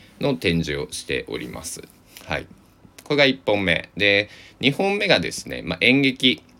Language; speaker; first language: Japanese; native; Japanese